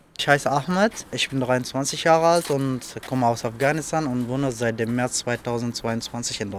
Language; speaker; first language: German; non-native, learner; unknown